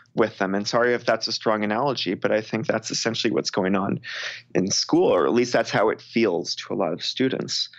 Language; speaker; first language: English; native; English